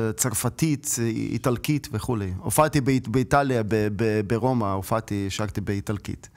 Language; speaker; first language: Hebrew; non-native, learner; Russian